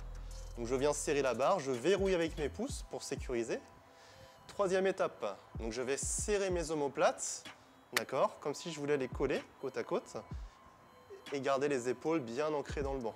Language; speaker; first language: French; native; French